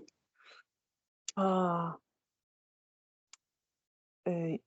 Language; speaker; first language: Korean; non-native, learner; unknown